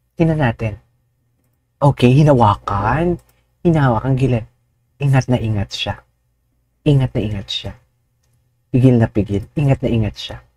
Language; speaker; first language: Filipino; non-native, local second language; Hiligaynon